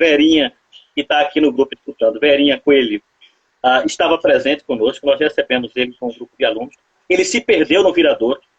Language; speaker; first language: Portuguese; native; Portuguese